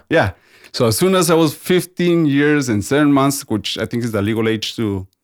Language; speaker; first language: English; non-native, fluent; Spanish